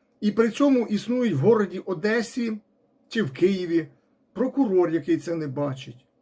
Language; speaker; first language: Ukrainian; non-native, local second language; Russian